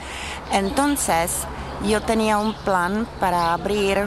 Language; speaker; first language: Spanish; non-native, fluent; Czech